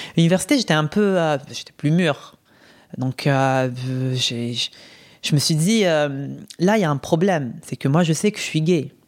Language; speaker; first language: French; non-native, local second language; Arabic